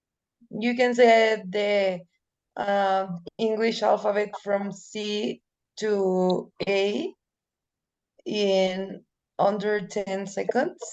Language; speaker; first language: English; non-native, learner; Spanish